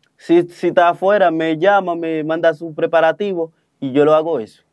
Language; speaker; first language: Spanish; non-native, fluent; Haitian Creole